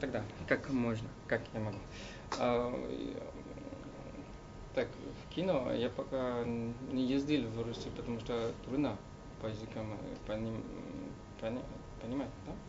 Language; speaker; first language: Russian; non-native, learner; French